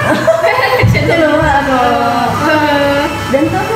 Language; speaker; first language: Japanese; non-native, learner; Indonesian